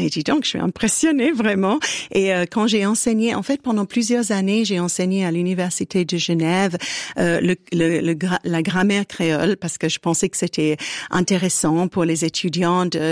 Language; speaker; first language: French; non-native, fluent; English